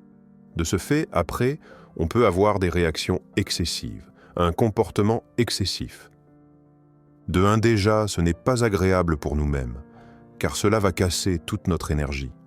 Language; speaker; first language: French; native; French